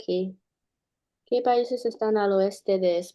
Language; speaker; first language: Spanish; non-native, learner; English